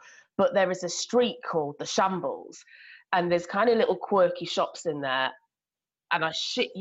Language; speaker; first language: English; native; English